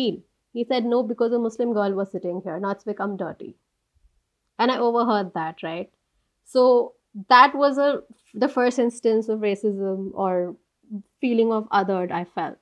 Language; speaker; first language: English; non-native, local second language; Hindi